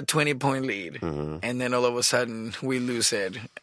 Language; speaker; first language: English; non-native, fluent; Spanish